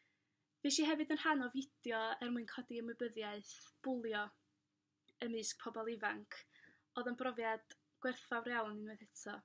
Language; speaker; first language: Welsh; native; Welsh